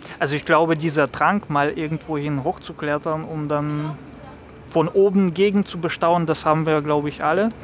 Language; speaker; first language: German; non-native, fluent; Russian